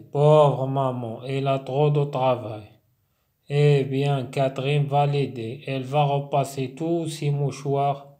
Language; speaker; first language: French; non-native, local second language; Arabic